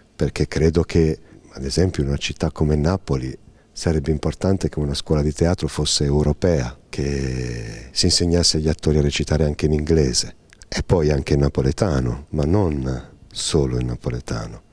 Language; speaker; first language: Italian; native; Italian